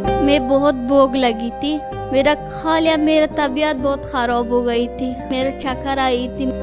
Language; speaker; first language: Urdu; non-native, learner; Persian